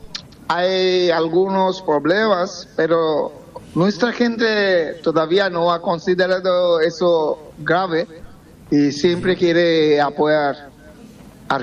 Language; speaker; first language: Spanish; non-native, fluent; Bangla